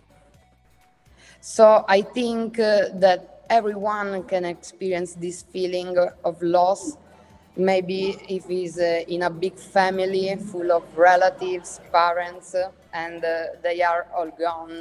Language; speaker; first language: English; non-native, learner; Italian